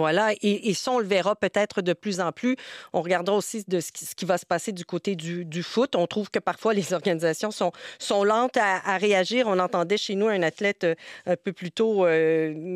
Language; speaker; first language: French; native; French